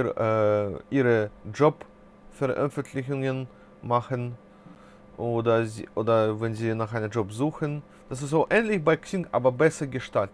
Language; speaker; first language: German; non-native, fluent; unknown